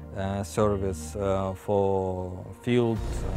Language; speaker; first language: English; non-native, learner; Ukrainian